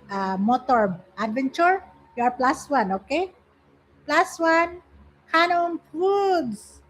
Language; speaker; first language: English; non-native, local second language; Filipino